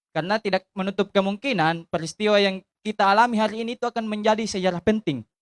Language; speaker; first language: Indonesian; native; Indonesian